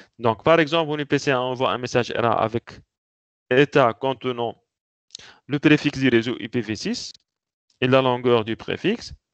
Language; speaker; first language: French; non-native, local second language; Arabic